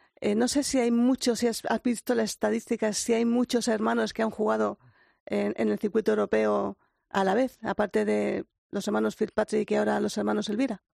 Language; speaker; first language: Spanish; native; Spanish